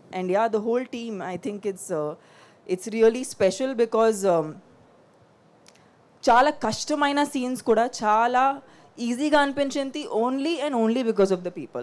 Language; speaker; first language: Telugu; non-native, local second language; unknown